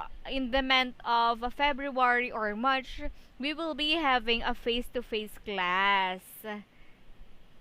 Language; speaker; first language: English; non-native, fluent; Filipino